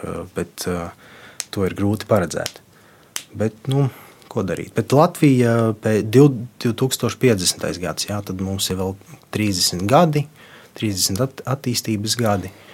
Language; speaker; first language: Latvian; non-native, local second language; Russian